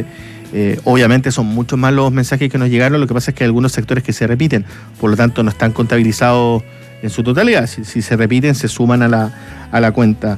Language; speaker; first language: Spanish; native; Spanish